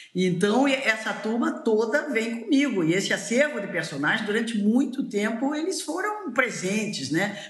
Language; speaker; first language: Portuguese; native; Portuguese